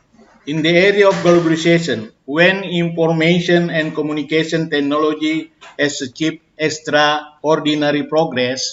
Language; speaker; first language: English; non-native, fluent; Indonesian